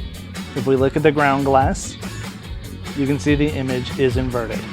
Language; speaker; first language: English; native; English